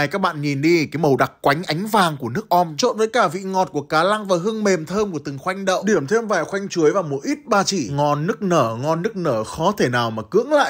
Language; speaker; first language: Vietnamese; native; Vietnamese